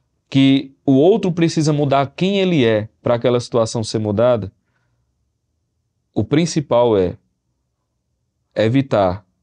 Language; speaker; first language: Portuguese; native; Portuguese